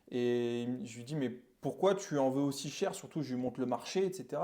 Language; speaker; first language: French; native; French